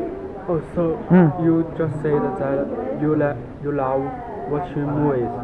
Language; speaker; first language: English; non-native, learner; Chinese